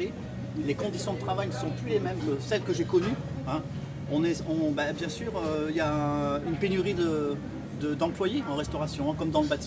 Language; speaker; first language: French; native; French